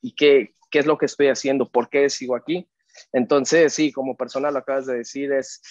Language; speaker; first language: Spanish; native; Spanish